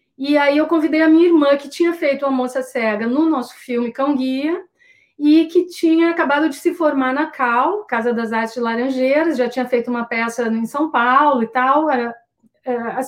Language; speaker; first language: Portuguese; native; Portuguese